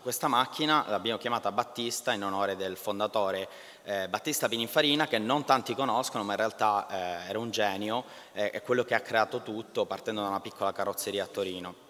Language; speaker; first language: Italian; native; Italian